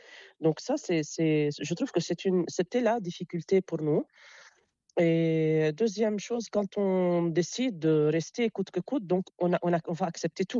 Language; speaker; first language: French; non-native, local second language; Arabic